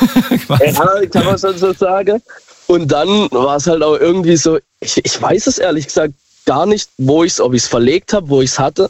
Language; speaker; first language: German; native; German